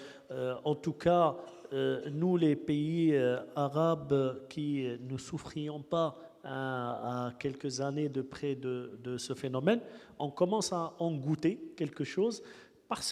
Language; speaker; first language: French; non-native, local second language; Arabic